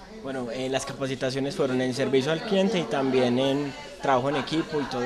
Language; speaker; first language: Spanish; native; Spanish